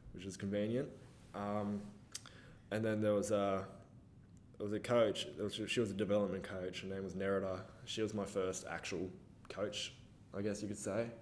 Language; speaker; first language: English; native; English